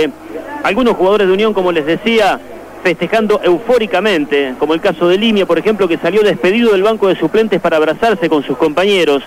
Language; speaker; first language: Spanish; native; Spanish